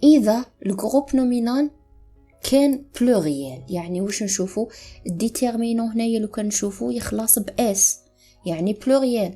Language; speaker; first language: Arabic; native; Arabic